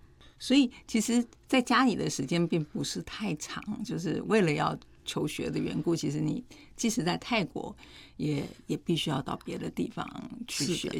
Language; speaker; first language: Chinese; native; Chinese